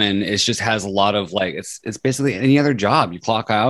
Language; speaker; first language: English; native; English